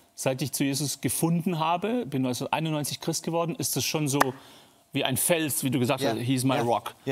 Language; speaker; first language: German; native; German